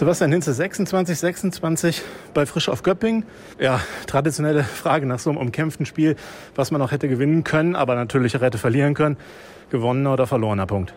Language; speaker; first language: German; native; German